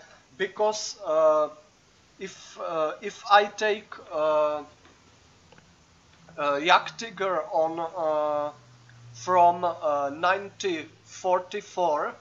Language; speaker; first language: English; non-native, learner; Czech